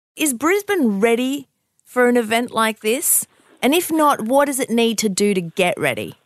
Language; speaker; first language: English; native; English